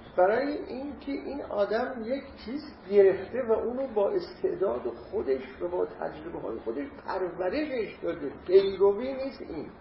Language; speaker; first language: Persian; non-native, local second language; Azerbaijani